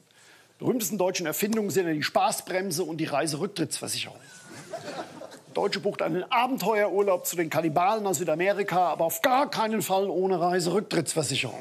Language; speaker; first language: German; native; German